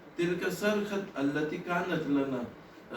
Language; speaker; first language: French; non-native, local second language; Gujarati